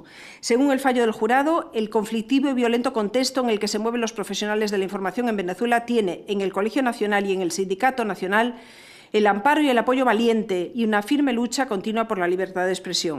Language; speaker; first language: Spanish; native; Spanish